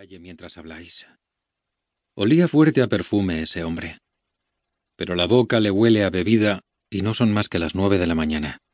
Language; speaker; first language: Spanish; native; Spanish